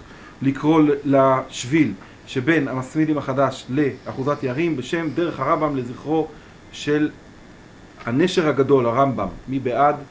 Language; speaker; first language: Hebrew; native; Hebrew